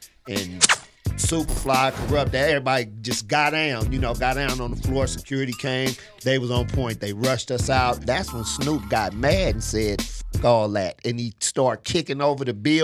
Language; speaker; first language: English; native; English